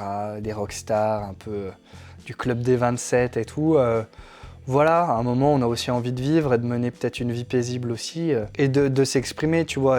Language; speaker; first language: French; native; French